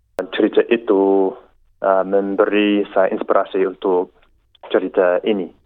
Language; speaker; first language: Indonesian; non-native, learner; English